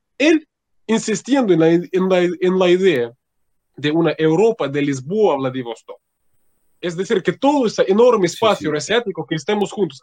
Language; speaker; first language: Spanish; non-native, fluent; Russian